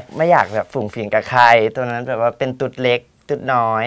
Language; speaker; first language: Thai; native; Thai